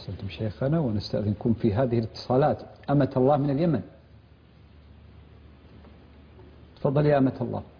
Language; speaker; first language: Arabic; native; Arabic